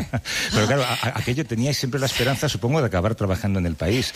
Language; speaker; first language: Spanish; native; Spanish